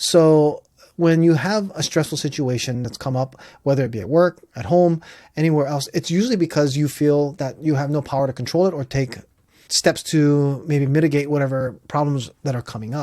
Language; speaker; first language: English; native; English